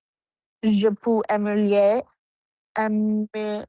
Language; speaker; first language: French; non-native, learner; Punjabi